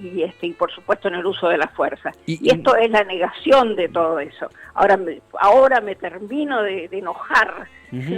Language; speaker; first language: Spanish; native; Spanish